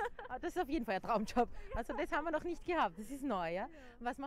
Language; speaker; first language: German; native; German